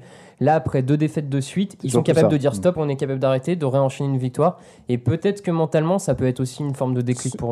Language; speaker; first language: French; native; French